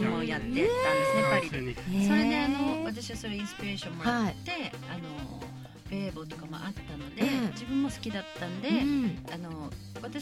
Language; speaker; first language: Japanese; native; Japanese